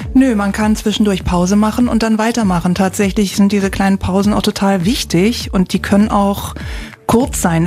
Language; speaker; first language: German; native; German